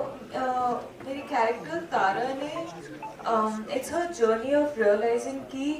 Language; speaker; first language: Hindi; non-native, local second language; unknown